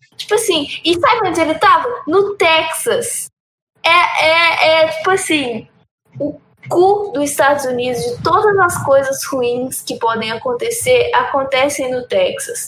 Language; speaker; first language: Portuguese; early bilingual, heritage; Portuguese